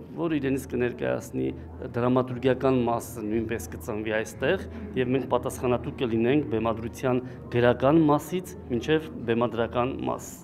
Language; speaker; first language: Armenian; native; Armenian